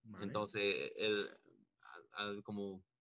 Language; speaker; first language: Spanish; non-native, learner; English